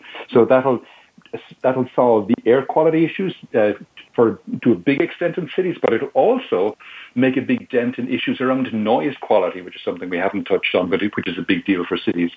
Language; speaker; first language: English; native; English